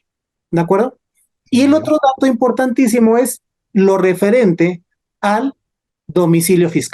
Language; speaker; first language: Spanish; native; Spanish